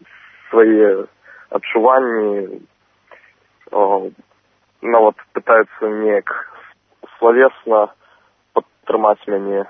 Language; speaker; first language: Belarusian; non-native, local second language; Russian